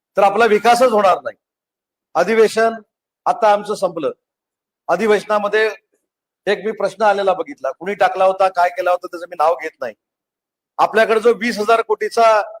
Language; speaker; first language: Marathi; native; Marathi